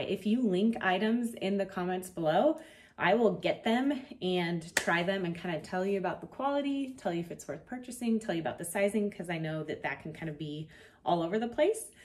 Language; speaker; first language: English; native; English